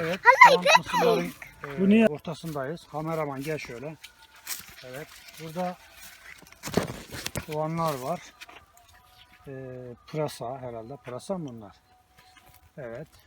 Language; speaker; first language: Turkish; native; Turkish